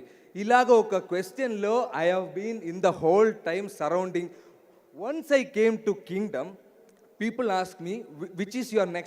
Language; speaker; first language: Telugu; non-native, learner; Malayalam